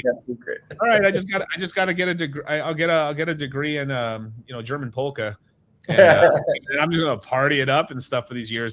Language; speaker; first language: English; native; English